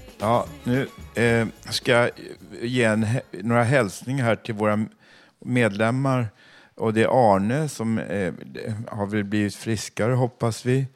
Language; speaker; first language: Swedish; native; Swedish